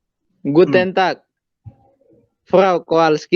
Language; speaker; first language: German; non-native, learner; Indonesian